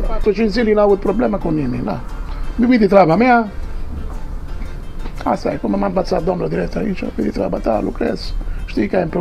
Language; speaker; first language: Romanian; non-native, learner; Italian